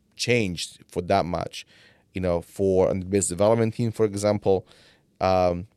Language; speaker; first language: English; non-native, fluent; Italian